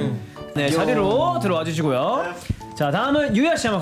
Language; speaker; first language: Korean; native; Korean